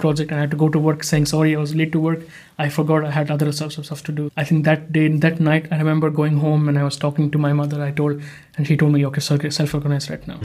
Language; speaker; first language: English; native; English